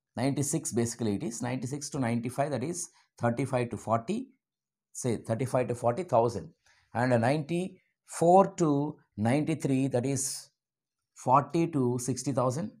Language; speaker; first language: English; non-native, local second language; Telugu